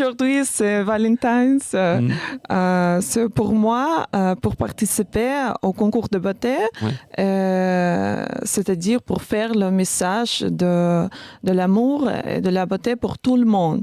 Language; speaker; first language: French; non-native, learner; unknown